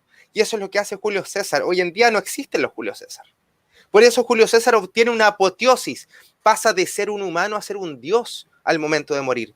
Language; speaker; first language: Spanish; native; Spanish